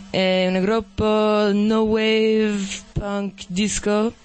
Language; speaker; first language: Italian; non-native, learner; English